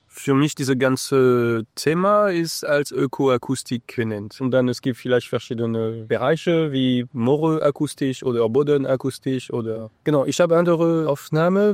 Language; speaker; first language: German; non-native, learner; English